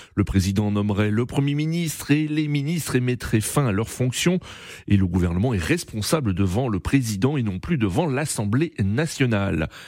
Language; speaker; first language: French; native; French